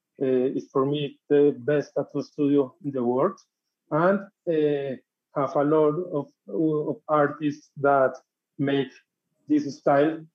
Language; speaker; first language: English; non-native, learner; Spanish